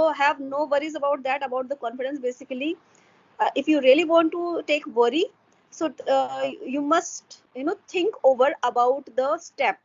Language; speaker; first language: English; non-native, local second language; Hindi